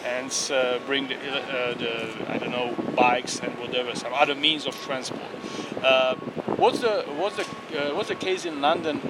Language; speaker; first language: English; non-native, fluent; Slovak